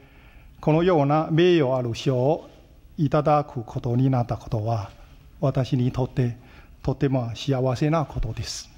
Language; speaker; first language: Japanese; non-native, fluent; Chinese